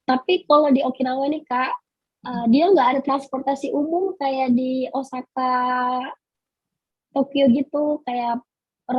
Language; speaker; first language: Indonesian; native; Indonesian